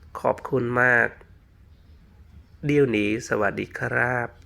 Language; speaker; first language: Thai; non-native, fluent; Khmer